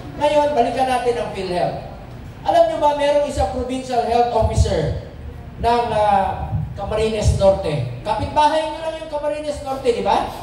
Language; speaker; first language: Filipino; non-native, local second language; Cebuano